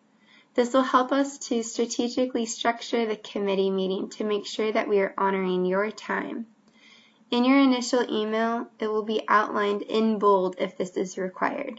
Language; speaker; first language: English; native; English